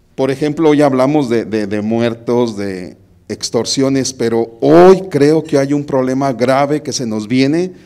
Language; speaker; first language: Spanish; native; Spanish